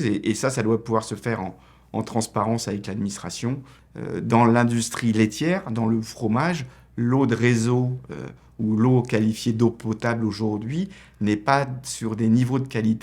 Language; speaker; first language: French; native; French